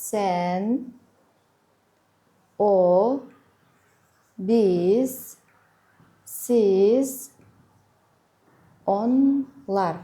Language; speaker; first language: Turkish; non-native, fluent; Kazakh